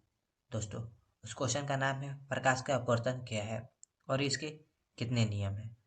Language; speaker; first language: Hindi; native; Hindi